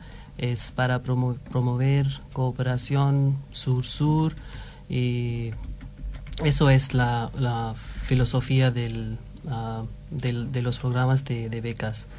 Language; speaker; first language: Spanish; non-native, fluent; Hindi